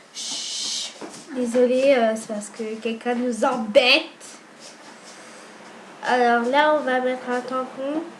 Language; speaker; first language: French; native; French